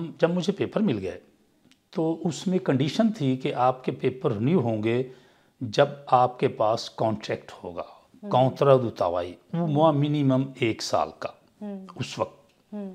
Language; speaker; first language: Urdu; non-native, local second language; Punjabi